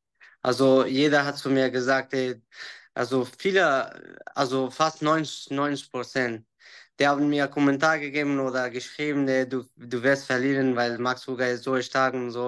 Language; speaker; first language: German; non-native, learner; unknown